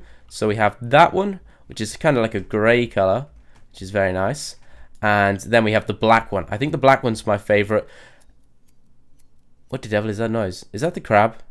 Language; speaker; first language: English; native; English